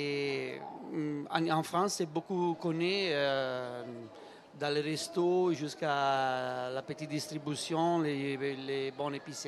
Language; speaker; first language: French; non-native, learner; Italian